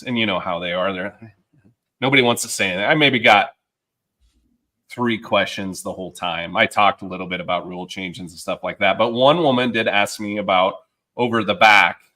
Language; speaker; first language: English; native; English